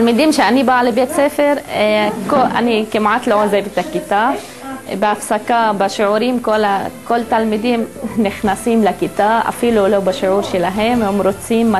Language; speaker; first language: Hebrew; non-native, local second language; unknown